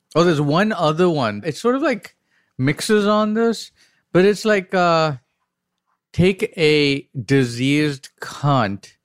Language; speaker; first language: English; non-native, local second language; Tamil